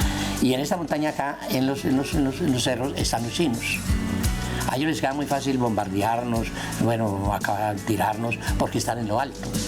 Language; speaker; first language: Spanish; native; Spanish